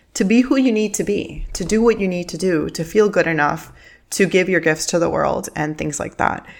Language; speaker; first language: English; early bilingual, other home language; Spanish